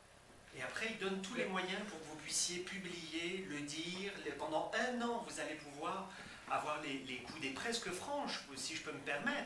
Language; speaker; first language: French; native; French